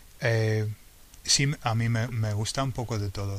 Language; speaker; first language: Spanish; non-native, fluent; English